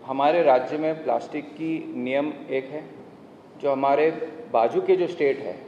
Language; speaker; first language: Hindi; non-native, local second language; Marathi